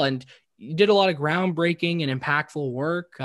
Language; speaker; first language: English; native; English